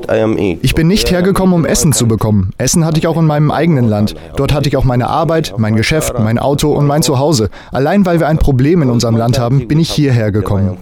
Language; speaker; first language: German; non-native, learner; Arabic